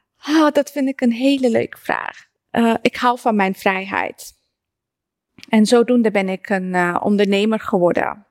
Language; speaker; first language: Dutch; early bilingual, other home language; Persian